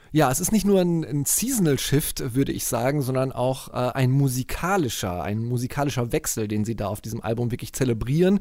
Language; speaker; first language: German; native; German